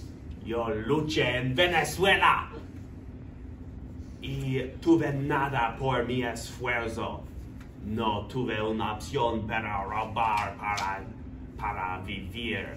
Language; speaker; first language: Spanish; non-native, learner; English